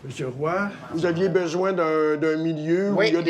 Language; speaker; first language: French; native; French